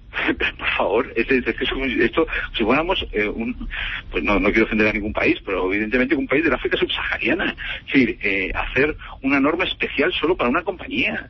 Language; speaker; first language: Spanish; native; Spanish